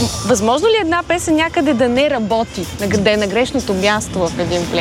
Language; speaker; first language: Bulgarian; native; Bulgarian